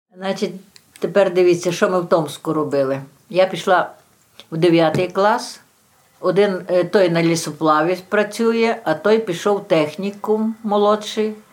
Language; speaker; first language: Ukrainian; native; Ukrainian